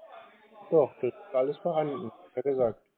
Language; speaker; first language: German; native; German